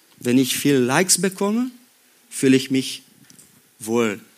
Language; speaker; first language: German; non-native, learner; Portuguese